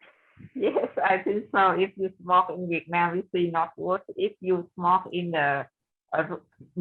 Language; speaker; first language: English; non-native, learner; Vietnamese